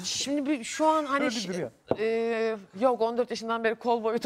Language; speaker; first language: Turkish; native; Turkish